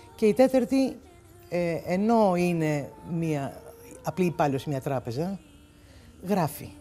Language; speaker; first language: Greek; native; Greek